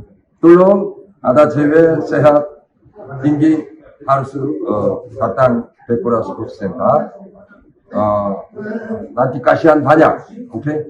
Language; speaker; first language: Indonesian; non-native, learner; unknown